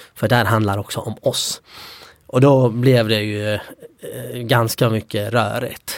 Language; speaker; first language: Swedish; early bilingual, other home language; Kurdish